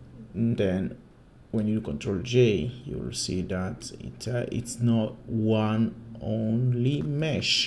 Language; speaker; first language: English; non-native, fluent; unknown